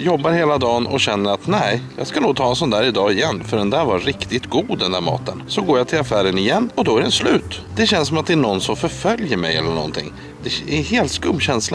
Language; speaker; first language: Swedish; native; Swedish